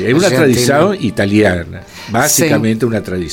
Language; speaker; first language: Portuguese; non-native, fluent; Spanish